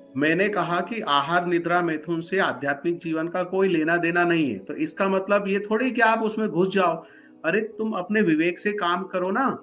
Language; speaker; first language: Hindi; non-native, local second language; Marathi